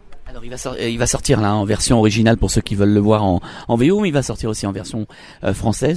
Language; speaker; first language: French; native; French